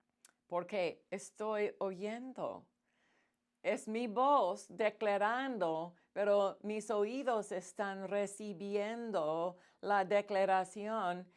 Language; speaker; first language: Spanish; non-native, fluent; English